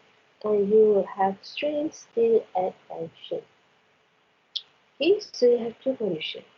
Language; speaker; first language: English; non-native, local second language; Malay